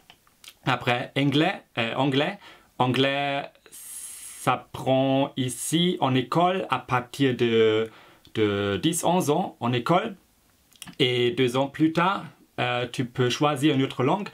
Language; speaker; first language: French; non-native, fluent; German